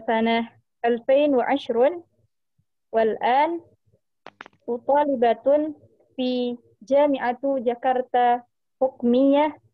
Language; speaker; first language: Arabic; non-native, learner; Indonesian